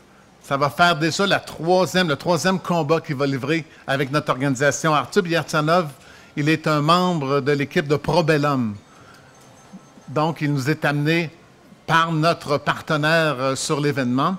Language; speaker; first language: French; native; French